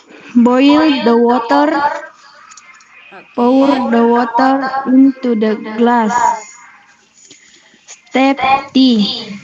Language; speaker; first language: English; non-native, learner; Indonesian